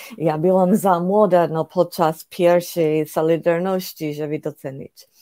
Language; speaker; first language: Polish; non-native, fluent; English